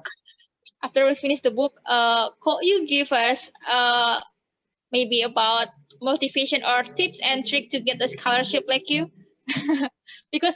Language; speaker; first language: English; non-native, learner; Indonesian